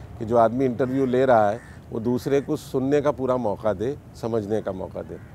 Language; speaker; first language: Hindi; native; Hindi